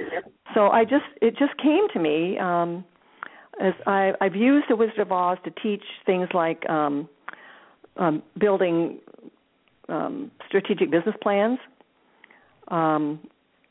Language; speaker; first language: English; native; English